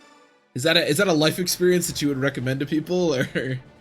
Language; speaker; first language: English; native; English